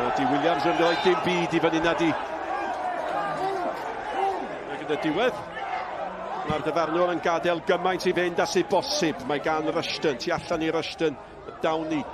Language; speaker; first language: Welsh; native; Welsh